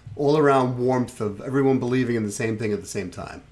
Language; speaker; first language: English; native; English